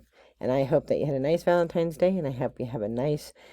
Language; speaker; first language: English; native; English